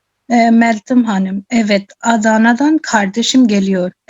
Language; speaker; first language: Turkish; non-native, learner; Urdu